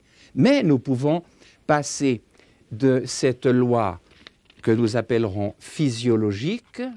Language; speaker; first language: French; native; French